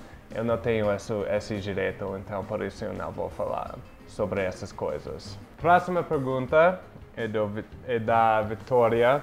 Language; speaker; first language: Portuguese; non-native, fluent; English